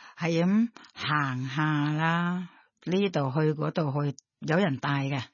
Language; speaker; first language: Cantonese; non-native, fluent; Thai